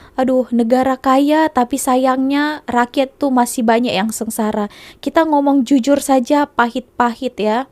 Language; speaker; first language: Indonesian; native; Indonesian